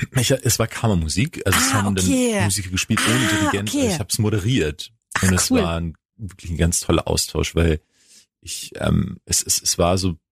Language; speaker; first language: German; non-native, fluent; Greek